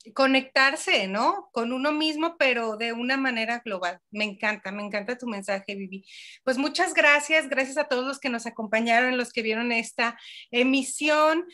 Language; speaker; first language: Spanish; native; Spanish